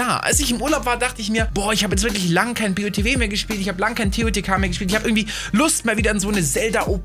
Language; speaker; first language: German; native; German